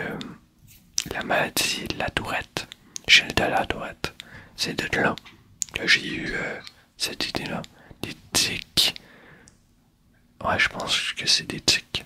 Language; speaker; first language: French; native; French